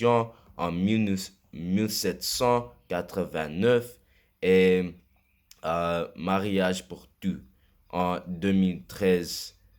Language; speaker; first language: French; non-native, learner; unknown